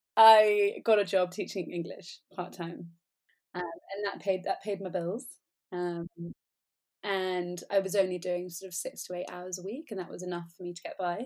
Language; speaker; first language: English; native; English